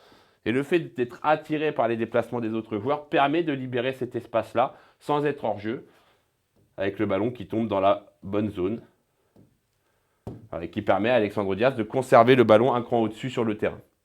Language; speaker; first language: French; native; French